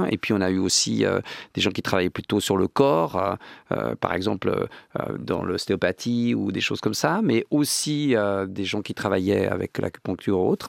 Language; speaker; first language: French; native; French